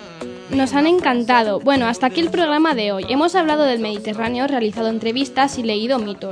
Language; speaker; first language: Spanish; native; Spanish